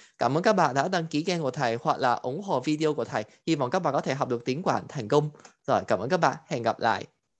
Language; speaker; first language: Vietnamese; non-native, fluent; Cantonese